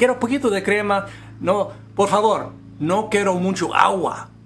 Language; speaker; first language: Spanish; non-native, learner; English